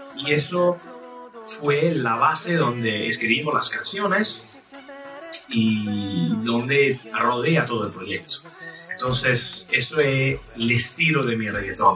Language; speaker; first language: Spanish; non-native, fluent; Italian